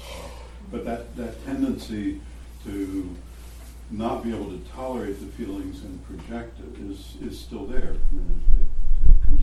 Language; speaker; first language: English; native; English